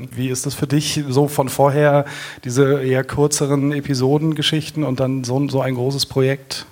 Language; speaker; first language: German; native; German